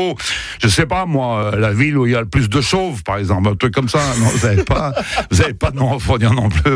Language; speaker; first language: French; native; French